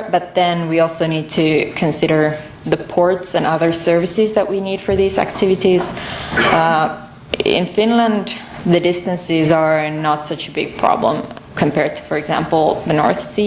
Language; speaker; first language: English; non-native, fluent; Finnish